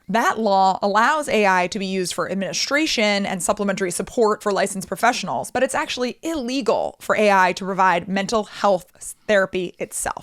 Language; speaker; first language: English; native; English